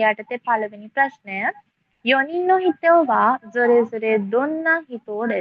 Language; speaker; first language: Japanese; non-native, fluent; Sinhala